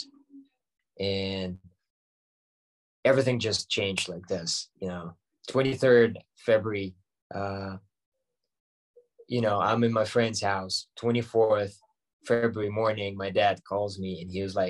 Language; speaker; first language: English; non-native, fluent; Ukrainian